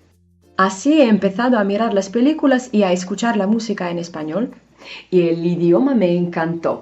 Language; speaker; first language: Spanish; non-native, fluent; Serbian